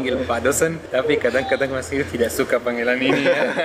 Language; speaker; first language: Indonesian; non-native, fluent; Arabic